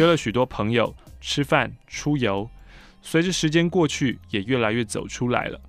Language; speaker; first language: Chinese; native; Chinese